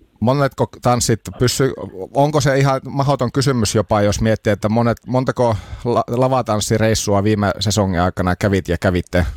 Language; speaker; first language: Finnish; native; Finnish